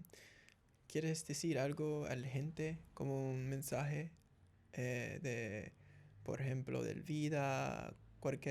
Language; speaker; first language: Spanish; early bilingual, heritage; English